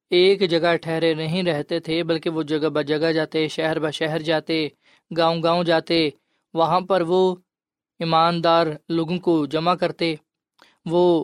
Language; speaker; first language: Urdu; non-native, local second language; Punjabi